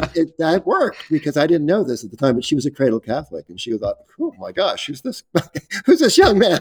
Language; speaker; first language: English; native; English